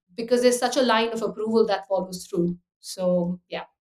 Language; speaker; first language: English; non-native, fluent; Hindi